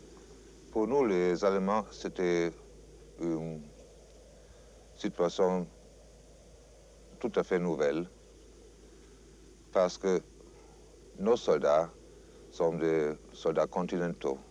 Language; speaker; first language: French; non-native, fluent; German